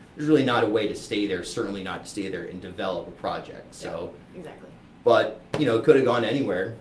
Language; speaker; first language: English; native; English